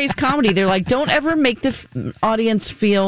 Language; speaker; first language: English; native; English